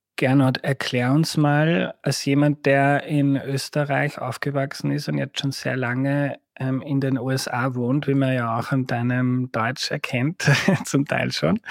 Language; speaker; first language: German; native; German